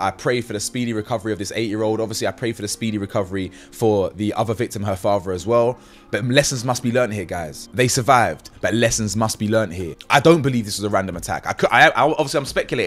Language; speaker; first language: English; native; English